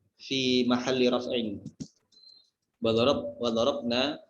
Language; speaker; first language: Arabic; non-native, learner; Indonesian